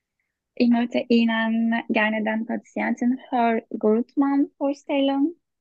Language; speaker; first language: German; non-native, learner; Turkish